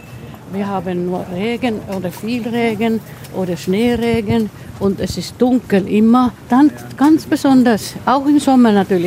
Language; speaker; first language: German; non-native, fluent; Finnish